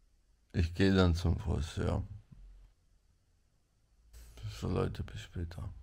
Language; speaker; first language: German; early bilingual, other home language; Albanian